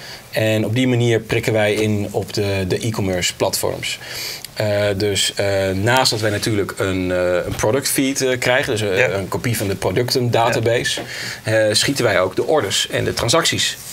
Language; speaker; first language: Dutch; native; Dutch